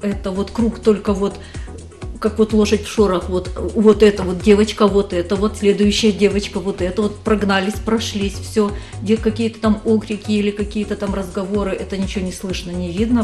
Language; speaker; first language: Russian; native; Russian